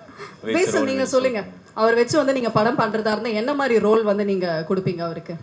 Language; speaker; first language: Tamil; native; Tamil